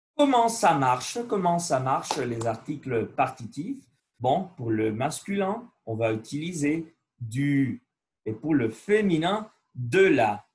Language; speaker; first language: French; non-native, learner; Spanish